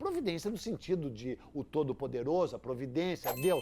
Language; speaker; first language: Portuguese; native; Portuguese